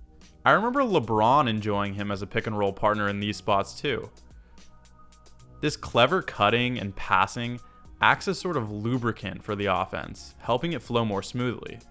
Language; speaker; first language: English; native; English